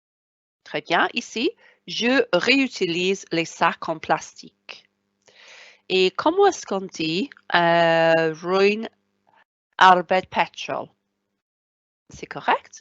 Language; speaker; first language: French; non-native, fluent; Welsh